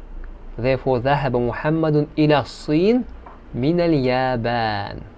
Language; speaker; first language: Arabic; non-native, fluent; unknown